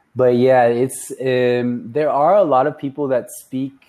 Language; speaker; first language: English; native; English